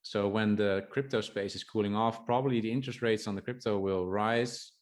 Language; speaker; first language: English; non-native, fluent; Dutch